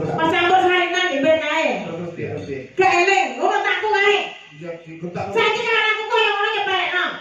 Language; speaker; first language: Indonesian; non-native, local second language; Javanese